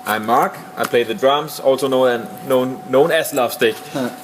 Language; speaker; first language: English; non-native, fluent; Danish